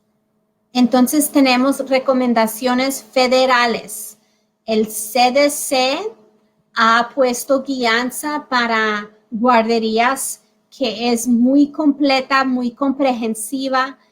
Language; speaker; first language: Spanish; early bilingual, heritage; Spanish